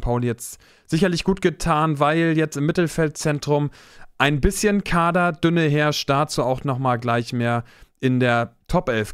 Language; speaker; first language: German; native; German